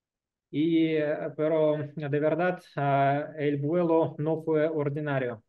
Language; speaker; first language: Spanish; non-native, learner; Russian